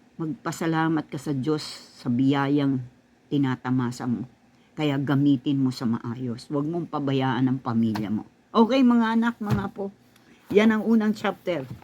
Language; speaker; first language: Filipino; native; Filipino